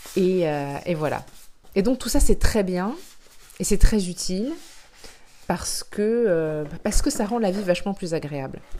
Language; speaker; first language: French; native; French